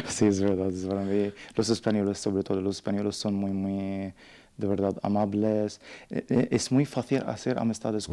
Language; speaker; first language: Spanish; non-native, learner; Arabic